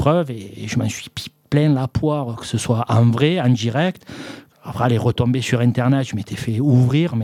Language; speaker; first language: French; native; French